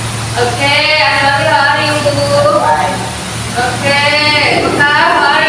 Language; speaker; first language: English; non-native, learner; Indonesian